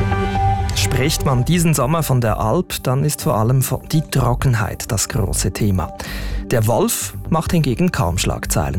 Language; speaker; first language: German; native; German